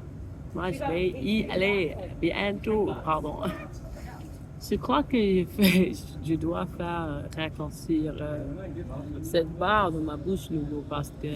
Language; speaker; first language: French; non-native, fluent; English